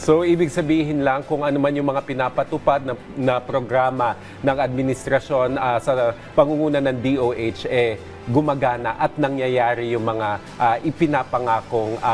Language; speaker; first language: Filipino; native; Filipino